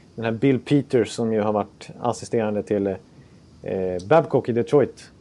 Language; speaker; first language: Swedish; native; Swedish